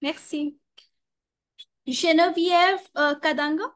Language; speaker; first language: French; non-native, learner; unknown